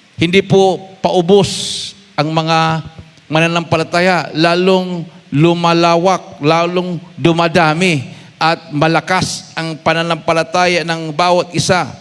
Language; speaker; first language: Filipino; non-native, local second language; Cebuano